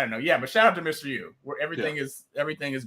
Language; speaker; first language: English; native; English